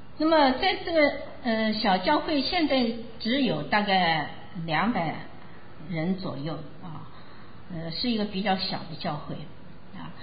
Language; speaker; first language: Chinese; native; Chinese